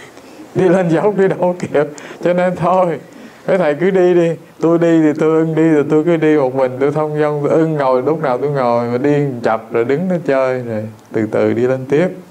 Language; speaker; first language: Vietnamese; native; Vietnamese